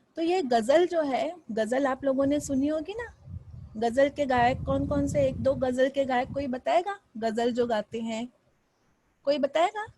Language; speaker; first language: Hindi; non-native, local second language; Marathi